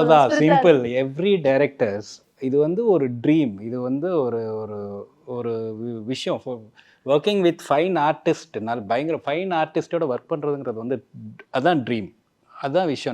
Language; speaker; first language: Tamil; native; Tamil